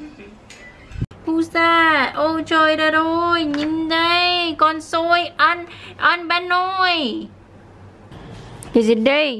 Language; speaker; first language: Vietnamese; early bilingual, heritage; English